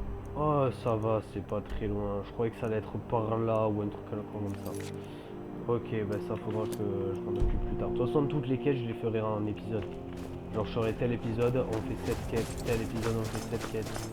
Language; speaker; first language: French; native; French